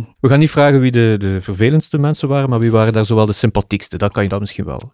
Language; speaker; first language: Dutch; native; Dutch